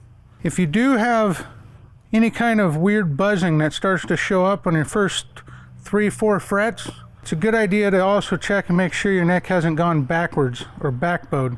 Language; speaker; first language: English; native; English